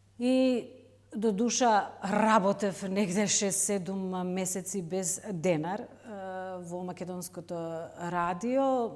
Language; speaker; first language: Macedonian; non-native, local second language; Bosnian